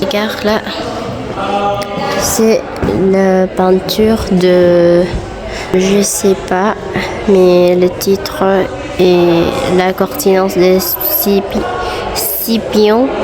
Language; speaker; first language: French; non-native, learner; Indonesian